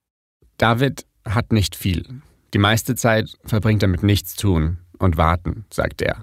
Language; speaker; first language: German; native; German